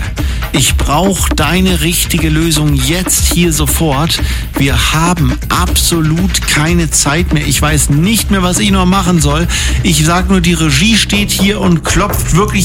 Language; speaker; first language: German; native; German